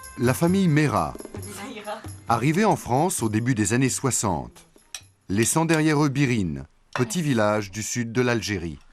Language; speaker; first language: French; native; French